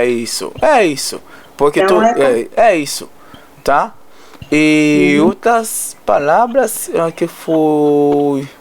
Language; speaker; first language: Portuguese; non-native, learner; Haitian Creole